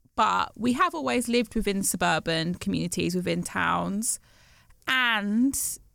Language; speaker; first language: English; native; English